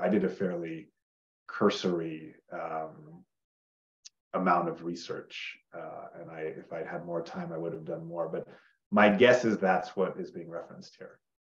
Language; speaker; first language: English; native; English